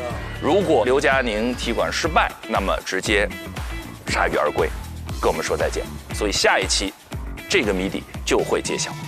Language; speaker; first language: Chinese; native; Chinese